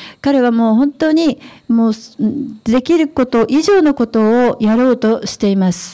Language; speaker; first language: Japanese; native; Japanese